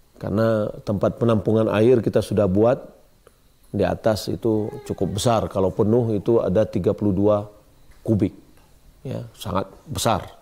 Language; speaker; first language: Malay; non-native, local second language; Minangkabau